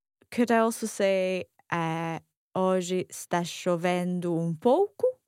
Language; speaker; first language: Portuguese; non-native, learner; English